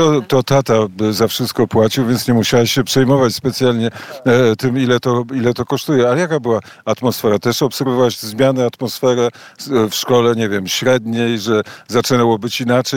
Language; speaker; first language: Polish; native; Polish